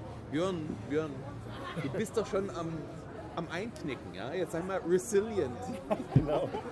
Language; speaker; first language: German; native; German